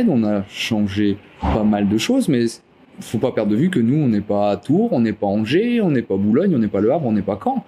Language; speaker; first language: French; native; French